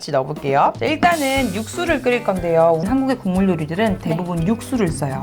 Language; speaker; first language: Korean; native; Korean